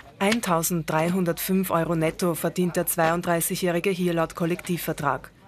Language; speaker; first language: German; native; German